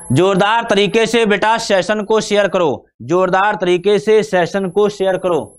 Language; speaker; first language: Hindi; native; Hindi